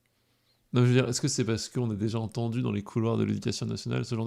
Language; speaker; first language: French; native; French